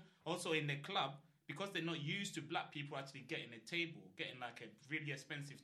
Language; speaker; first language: English; non-native, local second language; Akan